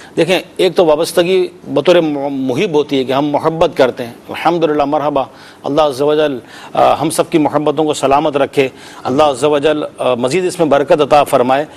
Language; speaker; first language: Urdu; native; Urdu